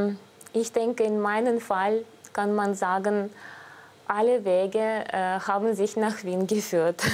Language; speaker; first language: German; non-native, fluent; Russian